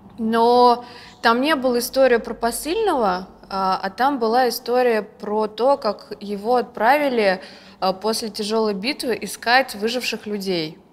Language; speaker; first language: Russian; native; Russian